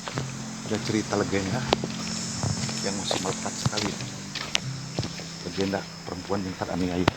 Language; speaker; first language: Indonesian; native; Indonesian